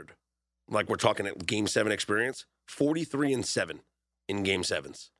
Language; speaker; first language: English; native; English